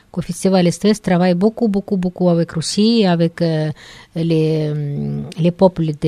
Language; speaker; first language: French; non-native, learner; Russian